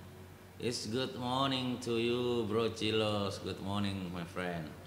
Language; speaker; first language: English; non-native, learner; Indonesian